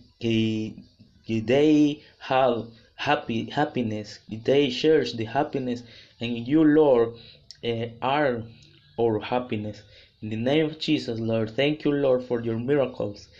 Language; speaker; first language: English; non-native, learner; Spanish